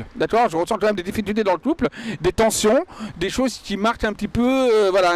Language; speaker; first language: French; native; French